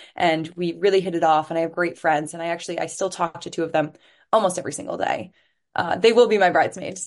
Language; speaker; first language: English; native; English